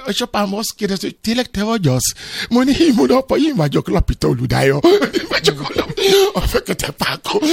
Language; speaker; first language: Hungarian; non-native, learner; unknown